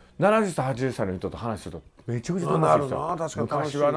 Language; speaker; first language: Japanese; native; Japanese